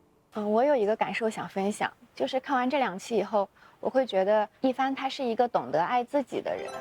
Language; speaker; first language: Chinese; native; Chinese